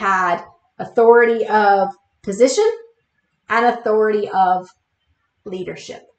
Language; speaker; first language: English; native; English